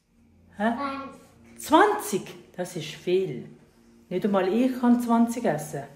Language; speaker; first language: German; non-native, fluent; Tibetan